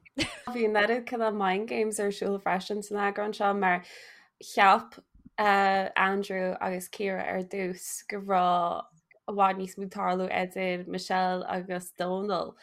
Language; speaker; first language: Irish; native; Irish